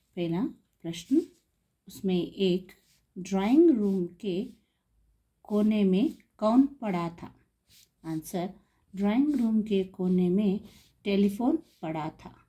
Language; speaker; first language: Hindi; non-native, local second language; Kannada